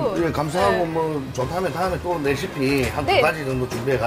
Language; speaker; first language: Korean; native; Korean